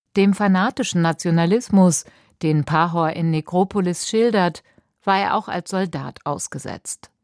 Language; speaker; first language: German; native; German